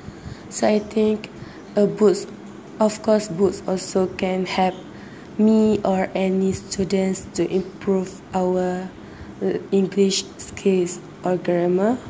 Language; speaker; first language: English; non-native, learner; Malay